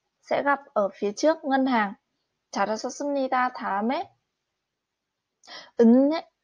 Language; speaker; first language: Korean; non-native, fluent; Vietnamese